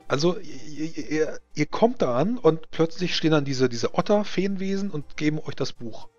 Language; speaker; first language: German; native; German